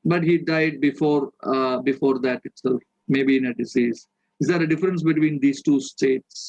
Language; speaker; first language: English; non-native, local second language; Tamil